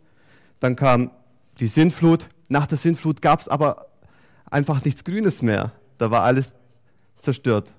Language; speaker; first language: German; native; German